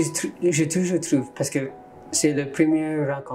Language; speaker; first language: French; non-native, learner; English